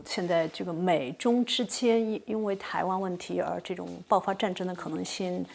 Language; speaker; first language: Chinese; native; Chinese